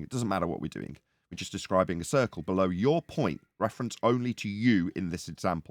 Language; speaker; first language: English; native; English